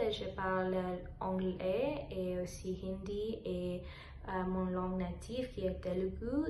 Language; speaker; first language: French; non-native, learner; Telugu